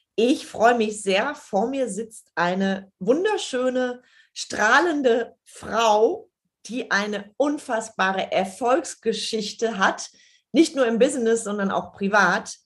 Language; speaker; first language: German; native; German